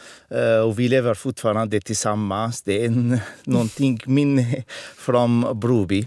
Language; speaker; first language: Swedish; non-native, fluent; Arabic